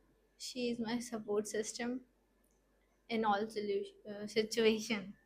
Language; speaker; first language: English; non-native, learner; Urdu